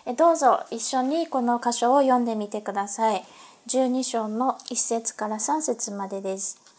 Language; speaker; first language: Japanese; native; Japanese